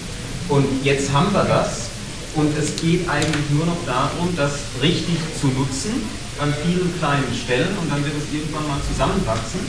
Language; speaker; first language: German; native; German